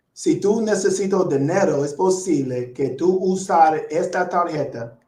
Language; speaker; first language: Spanish; non-native, learner; English